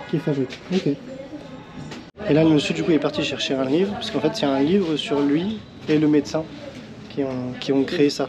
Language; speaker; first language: French; native; French